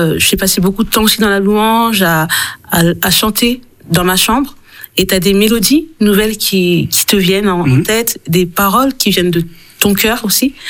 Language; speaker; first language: French; early bilingual, other home language; Haitian Creole